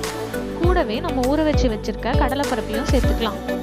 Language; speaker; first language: Tamil; native; Tamil